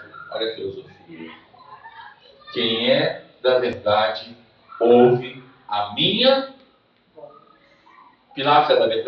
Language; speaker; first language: Portuguese; native; Portuguese